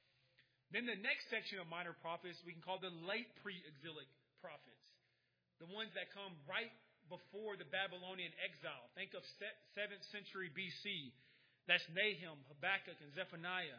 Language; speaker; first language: English; native; English